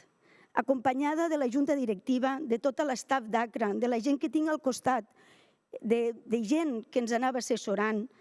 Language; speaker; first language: Catalan; native; Catalan